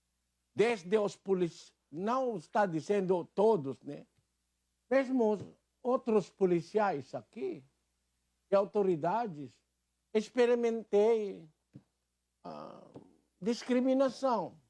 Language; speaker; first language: Portuguese; non-native, learner; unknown